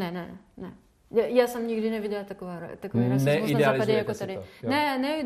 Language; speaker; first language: Czech; non-native, fluent; French